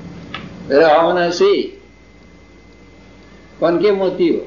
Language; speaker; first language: Spanish; non-native, fluent; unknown